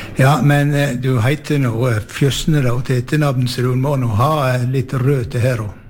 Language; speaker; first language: Norwegian; native; Norwegian